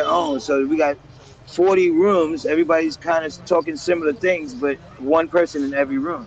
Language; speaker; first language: English; native; English